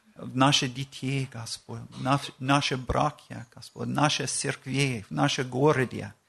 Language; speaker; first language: Russian; non-native, learner; English